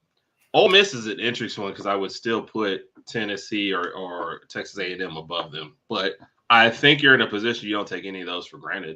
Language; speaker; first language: English; native; English